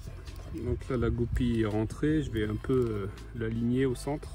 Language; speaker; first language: French; native; French